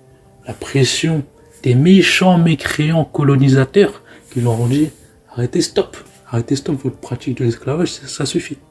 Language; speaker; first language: French; native; French